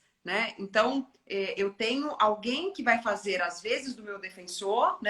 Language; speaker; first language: Portuguese; native; Portuguese